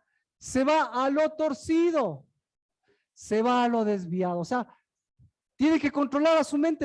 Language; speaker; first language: Spanish; native; Spanish